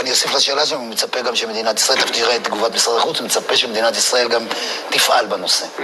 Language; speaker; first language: Hebrew; native; Hebrew